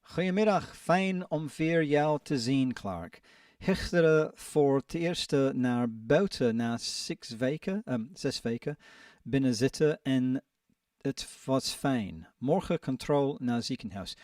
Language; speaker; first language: Dutch; non-native, learner; English